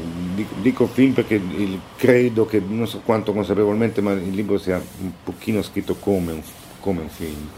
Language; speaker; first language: Italian; native; Italian